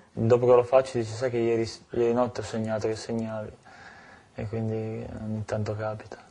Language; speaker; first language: Italian; early bilingual, other home language; Albanian